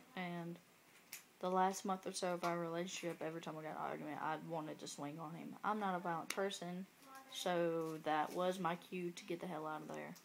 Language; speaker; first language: English; native; English